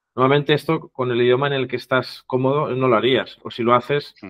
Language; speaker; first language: Spanish; non-native, local second language; Catalan